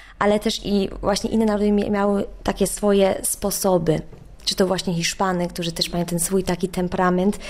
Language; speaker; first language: Polish; early bilingual, heritage; Polish